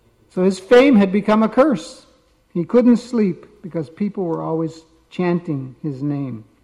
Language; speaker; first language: English; native; English